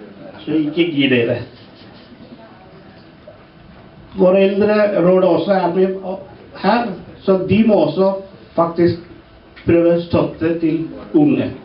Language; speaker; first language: Norwegian; non-native, fluent; Tamil